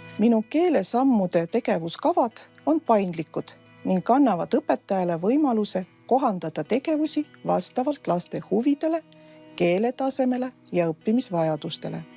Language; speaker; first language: Estonian; non-native, local second language; Russian